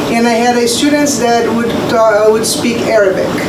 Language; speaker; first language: English; non-native, fluent; Portuguese